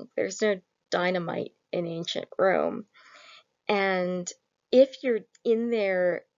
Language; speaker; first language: English; native; English